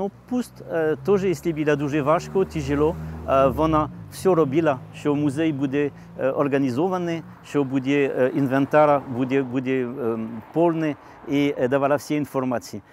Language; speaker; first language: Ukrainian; non-native, learner; French